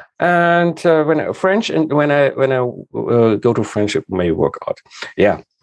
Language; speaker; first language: English; non-native, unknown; German